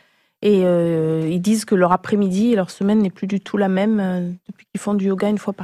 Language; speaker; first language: French; native; French